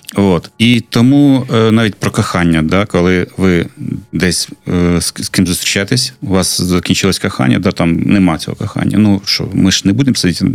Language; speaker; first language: Ukrainian; non-native, local second language; Russian